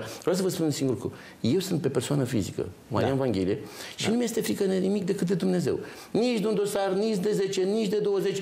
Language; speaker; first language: Romanian; native; Romanian